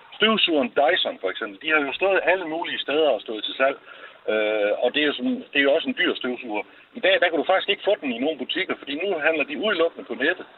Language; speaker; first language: Danish; native; Danish